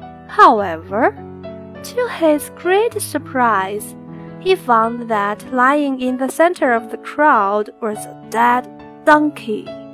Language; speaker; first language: English; non-native, fluent; Chinese